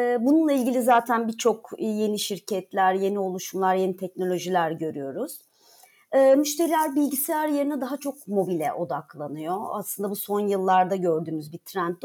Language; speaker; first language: Turkish; native; Turkish